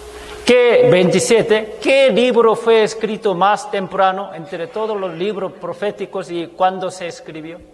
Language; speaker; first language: Spanish; non-native, fluent; Korean